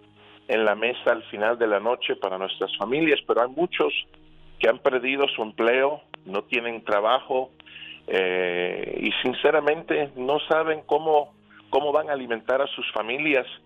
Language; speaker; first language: Spanish; early bilingual, other home language; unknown